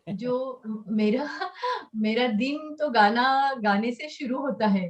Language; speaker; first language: Hindi; non-native, local second language; Marathi